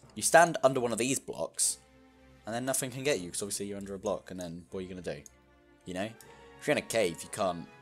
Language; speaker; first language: English; native; English